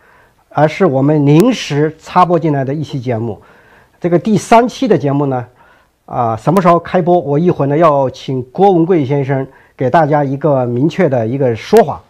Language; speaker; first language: Chinese; native; Chinese